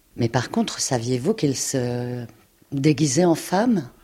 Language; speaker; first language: French; native; French